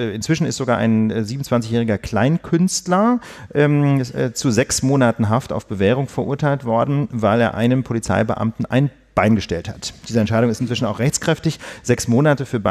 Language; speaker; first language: German; native; German